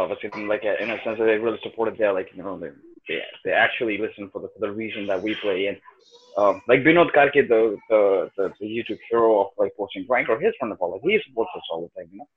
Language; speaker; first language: English; non-native, local second language; Nepali